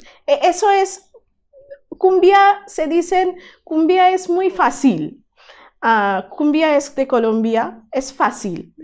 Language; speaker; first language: Spanish; non-native, learner; Bangla